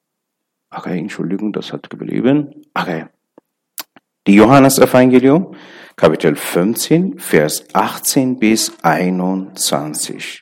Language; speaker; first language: German; non-native, learner; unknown